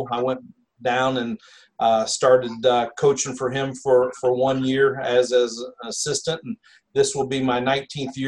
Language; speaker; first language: English; native; English